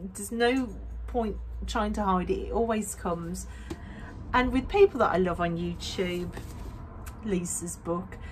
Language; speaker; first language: English; native; English